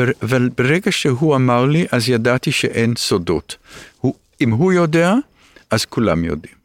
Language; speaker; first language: Hebrew; early bilingual, other home language; English